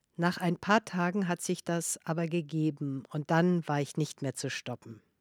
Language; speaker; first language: German; non-native, fluent; Russian